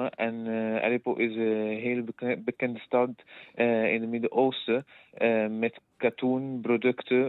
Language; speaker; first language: Dutch; non-native, fluent; Arabic